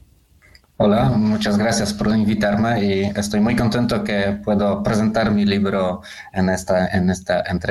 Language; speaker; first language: Spanish; non-native, learner; Polish